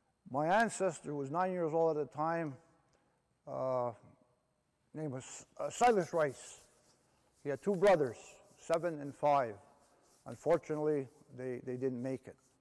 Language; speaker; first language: English; native; English